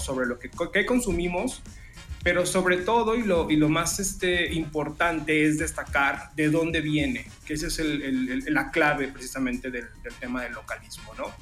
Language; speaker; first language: Spanish; native; Spanish